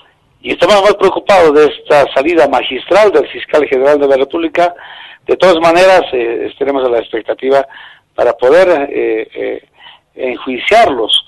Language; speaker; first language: Spanish; native; Spanish